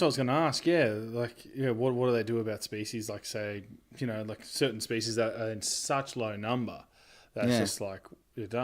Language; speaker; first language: English; native; English